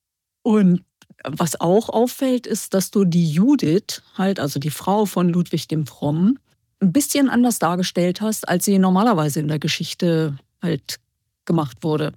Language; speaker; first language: German; native; German